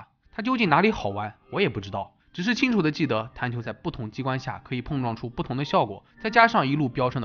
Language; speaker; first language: Chinese; native; Chinese